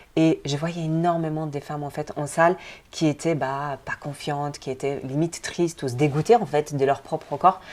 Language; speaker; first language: French; non-native, fluent; Polish